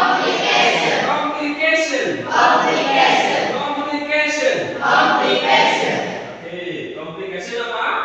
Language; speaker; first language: English; non-native, learner; Indonesian